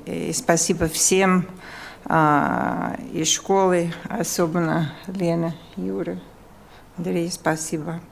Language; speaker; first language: Russian; non-native, fluent; English